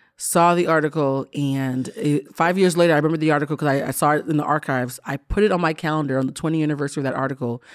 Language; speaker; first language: English; early bilingual, other home language; Spanish